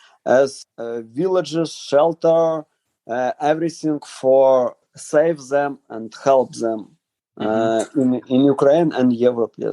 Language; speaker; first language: English; non-native, learner; Ukrainian